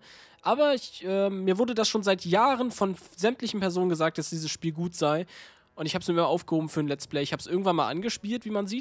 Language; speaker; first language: German; native; German